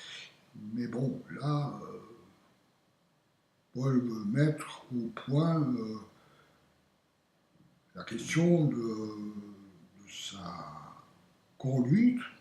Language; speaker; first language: French; native; French